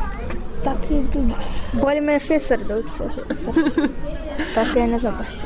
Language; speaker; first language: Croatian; early bilingual, other home language; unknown